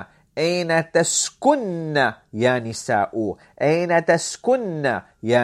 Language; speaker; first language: Arabic; non-native, fluent; English